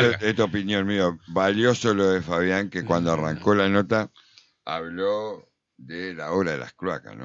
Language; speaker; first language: Spanish; native; Spanish